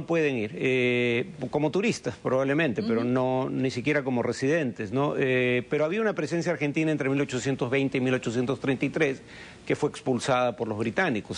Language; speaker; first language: Spanish; native; Spanish